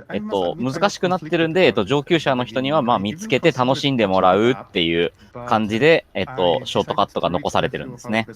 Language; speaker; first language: Japanese; native; Japanese